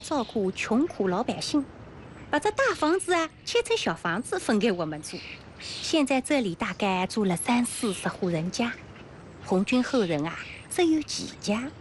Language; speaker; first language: Chinese; native; Chinese